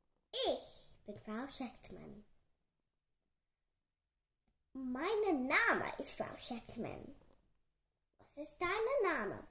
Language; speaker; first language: German; non-native, learner; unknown